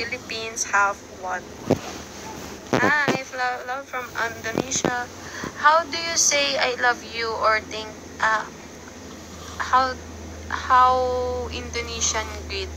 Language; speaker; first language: English; non-native, local second language; Filipino